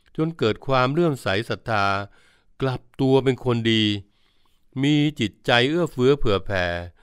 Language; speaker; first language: Thai; native; Thai